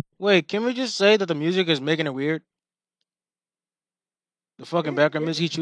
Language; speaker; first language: English; native; English